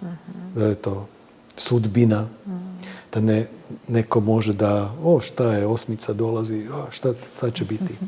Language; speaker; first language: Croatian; non-native, fluent; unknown